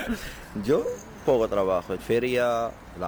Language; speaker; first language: Spanish; non-native, learner; Arabic